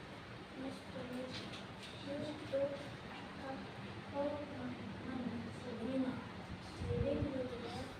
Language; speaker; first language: English; non-native, learner; Indonesian